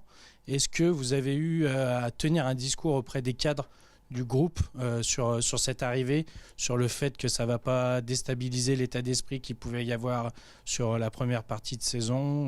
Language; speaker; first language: French; native; French